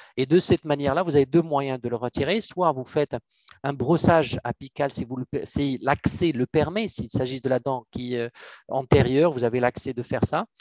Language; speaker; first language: French; non-native, local second language; Arabic